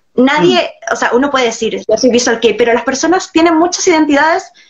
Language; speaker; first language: Spanish; native; Spanish